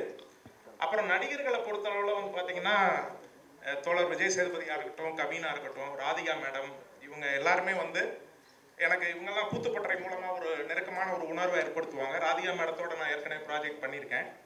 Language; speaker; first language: Tamil; native; Tamil